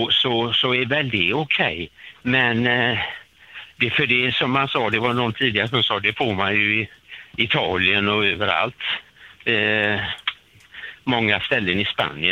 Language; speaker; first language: Swedish; native; Swedish